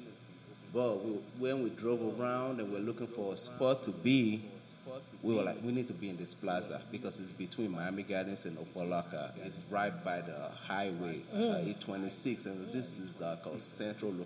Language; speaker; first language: English; non-native, local second language; Yoruba